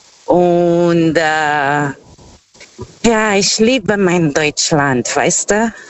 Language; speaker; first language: German; non-native, fluent; Portuguese